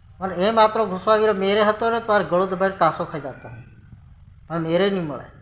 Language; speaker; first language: Gujarati; non-native, local second language; Bhili